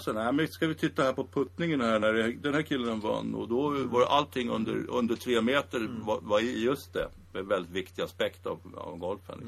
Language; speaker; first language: Swedish; native; Swedish